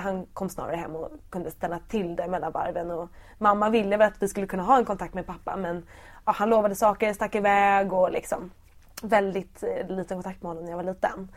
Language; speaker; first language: Swedish; native; Swedish